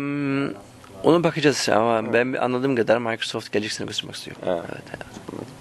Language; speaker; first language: Turkish; early bilingual, heritage; Turkish